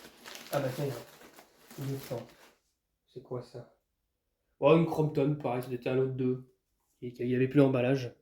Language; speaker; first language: French; native; French